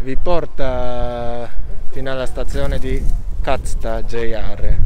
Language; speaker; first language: Italian; non-native, learner; Japanese